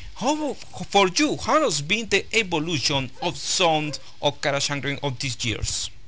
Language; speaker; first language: English; non-native, learner; Spanish